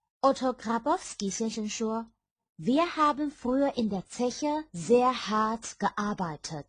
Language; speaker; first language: German; non-native, fluent; Chinese